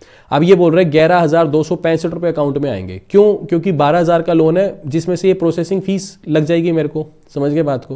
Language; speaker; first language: Hindi; native; Hindi